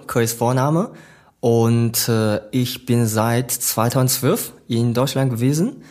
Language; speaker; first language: German; non-native, learner; Chinese